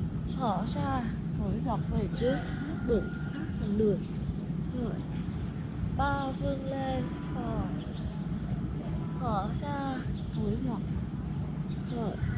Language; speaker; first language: Vietnamese; native; Vietnamese